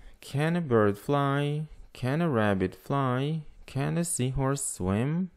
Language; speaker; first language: English; non-native, fluent; Russian